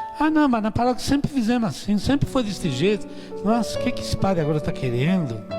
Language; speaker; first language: Portuguese; non-native, fluent; Italian